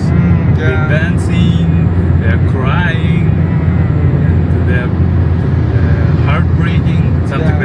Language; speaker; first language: English; non-native, fluent; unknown